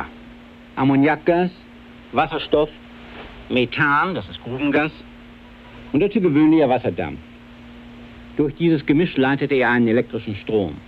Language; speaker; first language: German; native; German